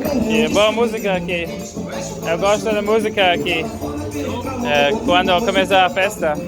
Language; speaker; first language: Portuguese; non-native, learner; English